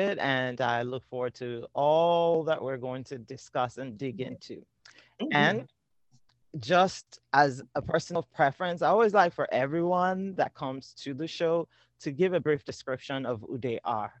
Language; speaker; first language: English; non-native, local second language; Yoruba